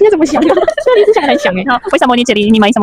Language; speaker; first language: Chinese; non-native, learner; Filipino